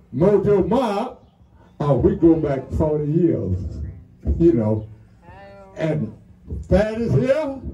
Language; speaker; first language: English; native; English